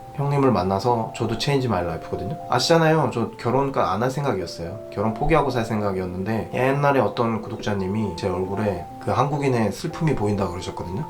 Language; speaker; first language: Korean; native; Korean